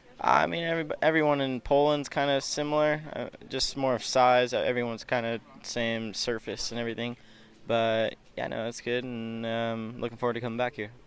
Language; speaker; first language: English; native; English